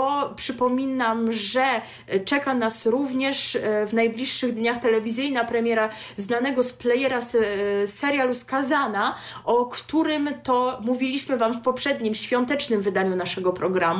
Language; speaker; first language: Polish; native; Polish